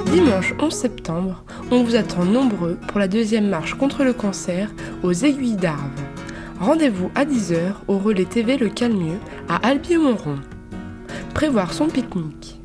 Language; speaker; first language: French; native; French